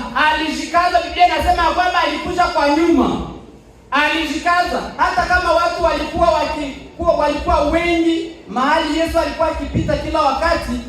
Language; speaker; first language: Swahili; native; Swahili